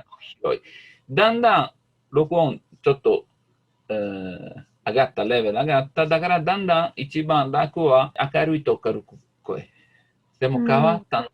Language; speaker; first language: Japanese; non-native, learner; Italian